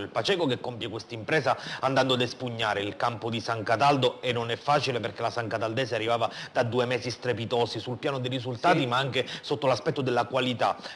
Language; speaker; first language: Italian; native; Italian